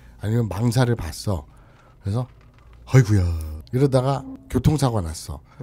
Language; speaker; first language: Korean; native; Korean